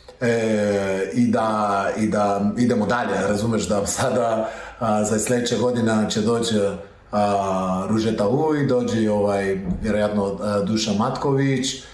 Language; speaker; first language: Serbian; non-native, learner; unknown